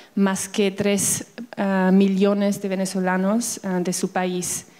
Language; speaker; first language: Spanish; non-native, fluent; German